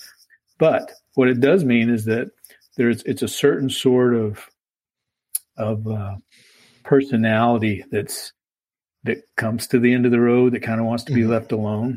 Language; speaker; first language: English; native; English